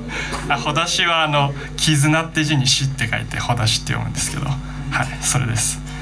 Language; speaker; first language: Japanese; native; Japanese